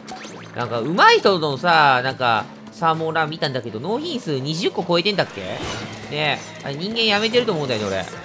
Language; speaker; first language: Japanese; native; Japanese